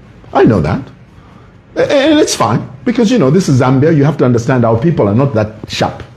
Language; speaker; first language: English; non-native, local second language; Bemba